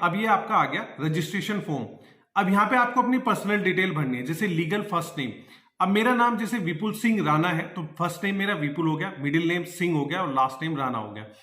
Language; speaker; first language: Hindi; native; Hindi